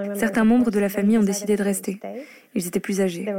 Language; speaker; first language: French; non-native, fluent; Arabic